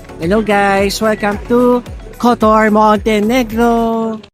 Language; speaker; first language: English; non-native, local second language; Filipino